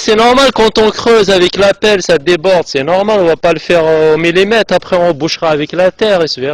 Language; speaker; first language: French; native; French